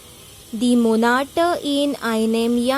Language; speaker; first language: German; non-native, fluent; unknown